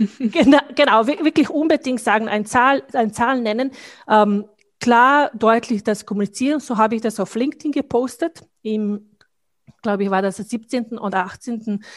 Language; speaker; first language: German; non-native, fluent; Bosnian